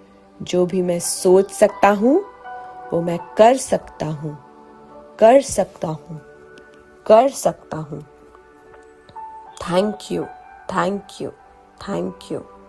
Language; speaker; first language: Hindi; native; Hindi